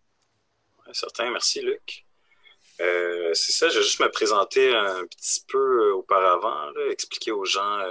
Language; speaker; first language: French; native; French